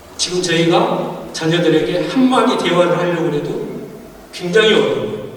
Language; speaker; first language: Korean; native; Korean